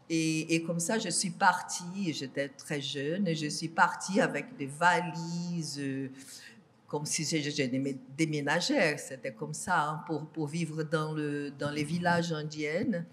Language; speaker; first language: French; non-native, fluent; Portuguese